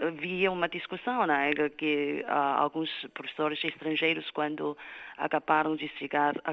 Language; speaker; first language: Portuguese; non-native, fluent; Chinese